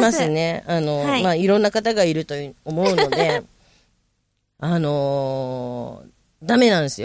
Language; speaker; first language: Japanese; native; Japanese